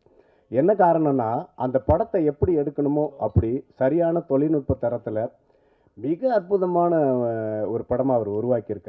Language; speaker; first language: Tamil; native; Tamil